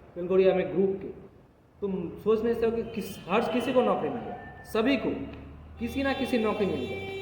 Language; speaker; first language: Hindi; non-native, local second language; Bangla